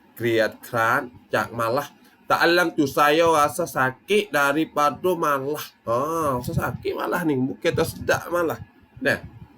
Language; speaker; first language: Thai; non-native, local second language; Malay